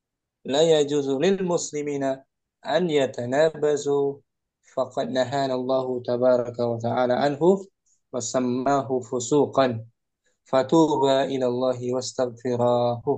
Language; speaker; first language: Arabic; non-native, fluent; Indonesian